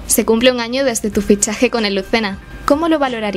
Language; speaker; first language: Spanish; native; Spanish